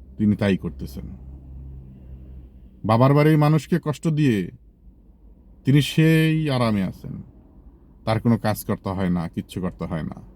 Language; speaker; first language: Bangla; native; Bangla